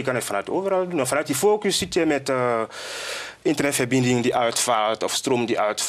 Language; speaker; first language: Dutch; non-native, fluent; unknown